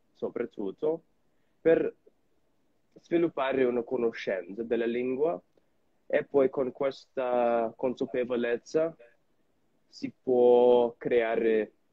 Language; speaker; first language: Italian; non-native, fluent; English